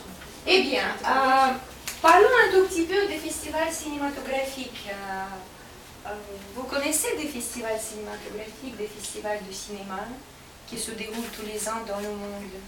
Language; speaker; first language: French; non-native, fluent; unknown